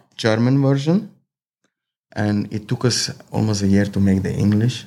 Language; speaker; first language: English; non-native, fluent; Slovenian